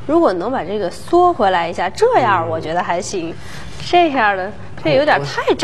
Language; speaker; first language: Chinese; native; Chinese